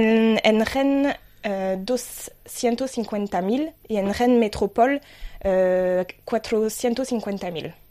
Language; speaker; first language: Spanish; non-native, fluent; French